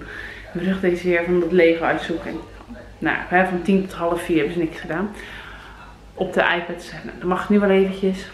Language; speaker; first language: Dutch; native; Dutch